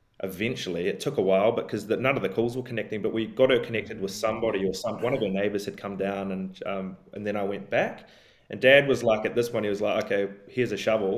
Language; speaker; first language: English; native; English